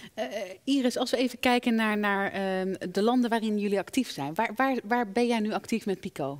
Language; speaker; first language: Dutch; native; Dutch